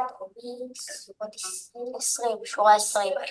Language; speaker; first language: Hebrew; early bilingual, other home language; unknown